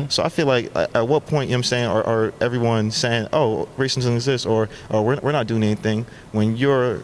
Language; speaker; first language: English; native; English